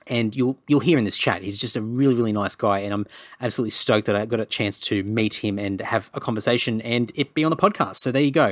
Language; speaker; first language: English; native; English